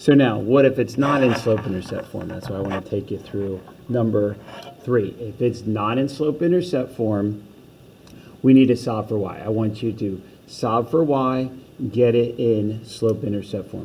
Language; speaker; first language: English; native; English